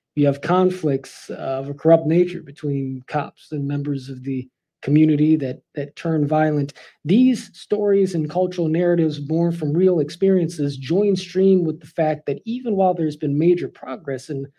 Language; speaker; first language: English; native; English